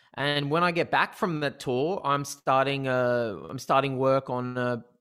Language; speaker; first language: English; native; English